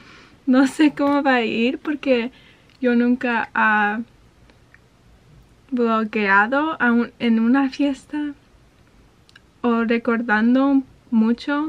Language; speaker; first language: Spanish; early bilingual, heritage; Spanish